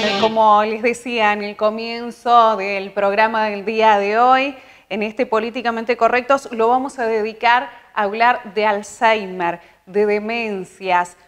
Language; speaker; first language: Spanish; native; Spanish